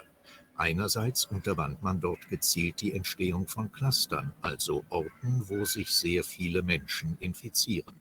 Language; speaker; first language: German; non-native, learner; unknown